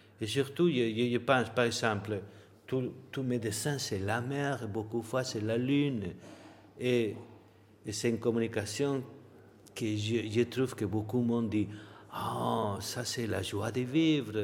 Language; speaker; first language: French; non-native, learner; Spanish